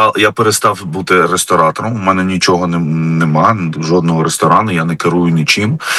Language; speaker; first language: Ukrainian; non-native, fluent; Arabic